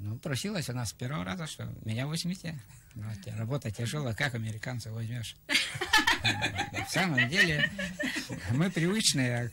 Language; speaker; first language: Russian; native; Russian